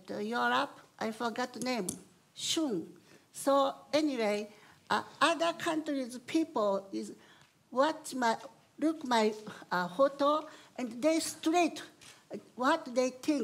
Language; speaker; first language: English; non-native, learner; Japanese